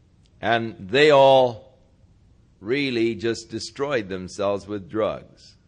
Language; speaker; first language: English; native; English